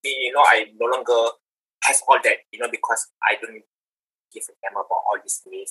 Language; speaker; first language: English; non-native, local second language; Malay